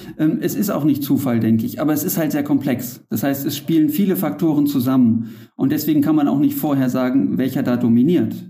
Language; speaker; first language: German; native; German